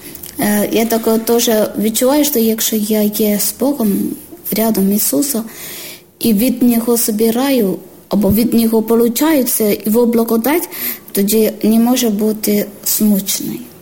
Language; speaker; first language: Ukrainian; non-native, learner; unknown